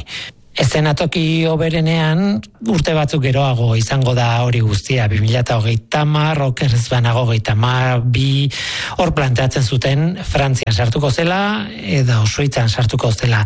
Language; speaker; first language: Basque; native; Basque